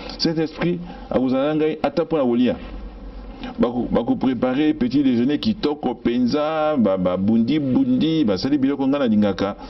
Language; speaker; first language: Lingala; non-native, local second language; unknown